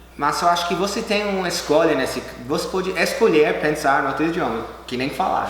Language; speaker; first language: Portuguese; non-native, fluent; English